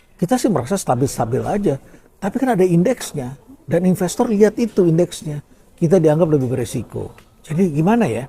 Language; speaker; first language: Indonesian; native; Indonesian